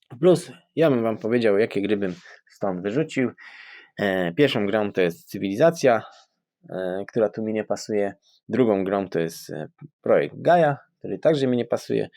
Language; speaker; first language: Polish; native; Polish